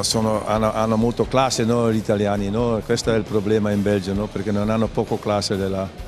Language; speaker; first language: Italian; non-native, learner; Dutch